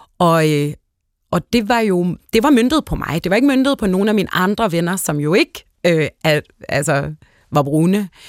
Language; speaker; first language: Danish; early bilingual, other home language; Arabic